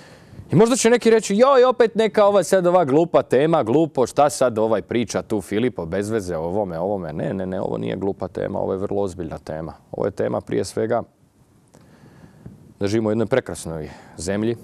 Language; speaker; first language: Croatian; native; Croatian